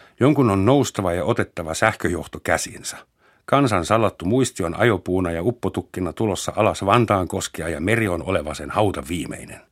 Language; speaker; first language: Finnish; non-native, fluent; German